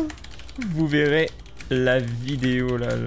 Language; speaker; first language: French; native; French